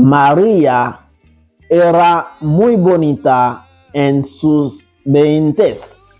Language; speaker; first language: Spanish; non-native, fluent; Haitian Creole